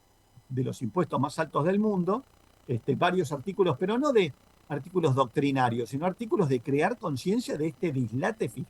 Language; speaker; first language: Spanish; native; Spanish